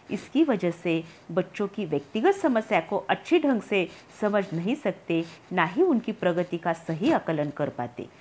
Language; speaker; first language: Hindi; non-native, local second language; Marathi